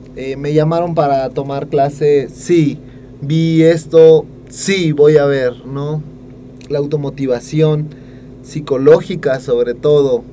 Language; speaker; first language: Spanish; native; Spanish